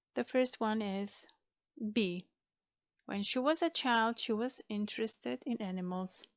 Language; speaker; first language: English; non-native, fluent; Macedonian